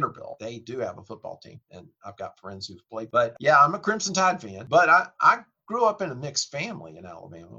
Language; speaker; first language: English; native; English